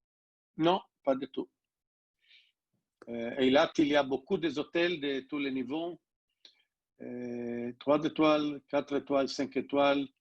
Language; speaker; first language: French; non-native, learner; Hebrew